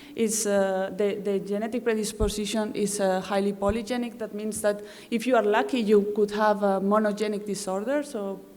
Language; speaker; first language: English; non-native, fluent; Spanish